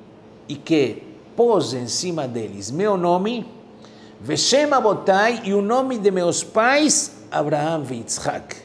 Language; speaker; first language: Portuguese; non-native, fluent; Spanish